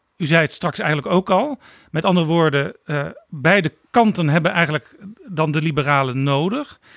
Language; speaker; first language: Dutch; native; Dutch